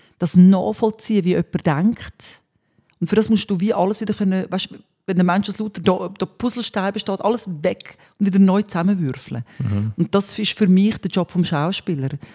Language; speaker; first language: German; early bilingual, other home language; Swiss German